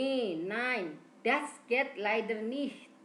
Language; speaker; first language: German; non-native, fluent; Indonesian